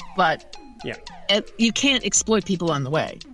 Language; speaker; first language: English; native; English